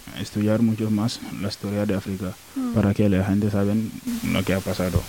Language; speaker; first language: Spanish; non-native, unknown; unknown